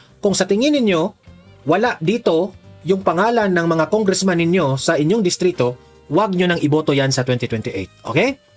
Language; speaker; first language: Filipino; non-native, local second language; Cebuano